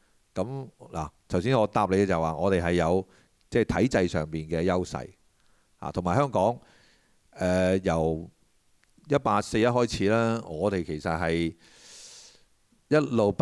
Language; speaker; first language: Cantonese; native; Cantonese